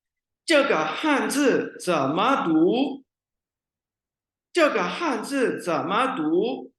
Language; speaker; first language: Chinese; non-native, fluent; Urdu